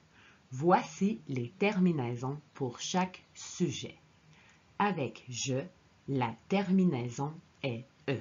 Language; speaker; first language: French; native; French